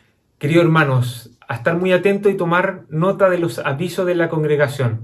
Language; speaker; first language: Spanish; native; Spanish